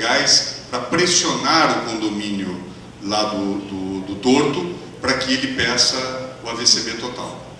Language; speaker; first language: Portuguese; native; Portuguese